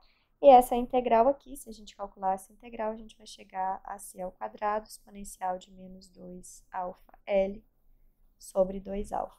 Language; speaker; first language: Portuguese; native; Portuguese